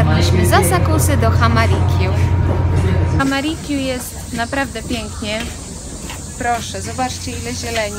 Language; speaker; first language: Polish; native; Polish